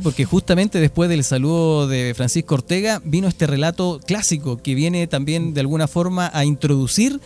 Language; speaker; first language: Spanish; native; Spanish